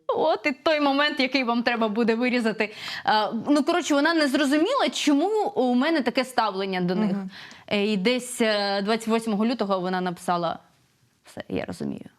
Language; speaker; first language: Ukrainian; non-native, local second language; Russian